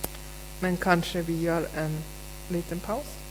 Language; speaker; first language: Swedish; non-native, fluent; German